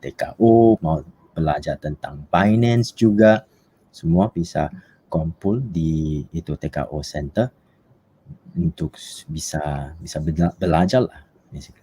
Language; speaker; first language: Indonesian; non-native, fluent; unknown